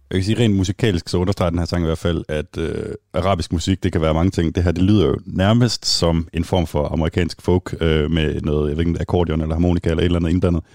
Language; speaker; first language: Danish; native; Danish